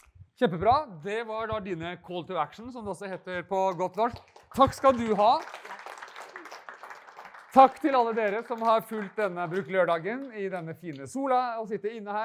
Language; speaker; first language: Norwegian; native; Norwegian